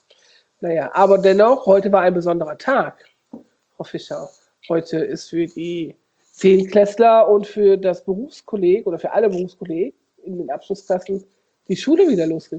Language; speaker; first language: German; native; German